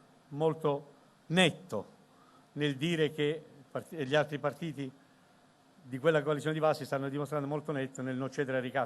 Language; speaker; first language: Italian; native; Italian